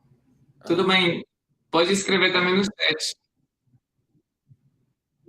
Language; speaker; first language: Portuguese; non-native, fluent; Hebrew